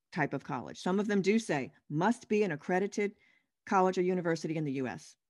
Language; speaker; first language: English; native; English